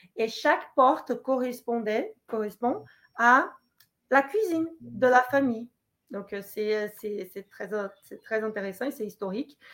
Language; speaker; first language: French; non-native, fluent; Portuguese